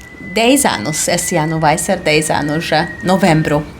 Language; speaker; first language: Portuguese; non-native, fluent; Hungarian